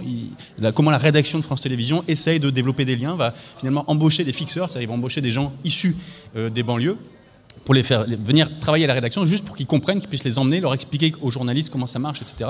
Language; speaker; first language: French; native; French